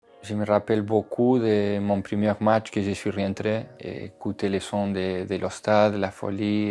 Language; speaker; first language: French; non-native, fluent; Spanish